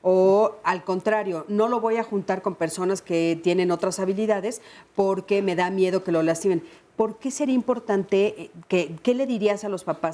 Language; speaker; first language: Spanish; native; Spanish